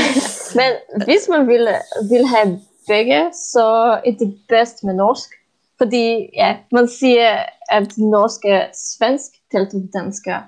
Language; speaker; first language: Danish; non-native, fluent; Polish